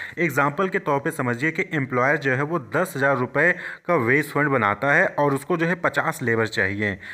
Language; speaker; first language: Hindi; native; Hindi